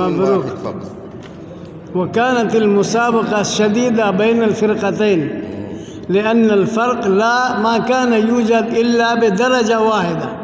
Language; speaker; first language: Arabic; non-native, fluent; Urdu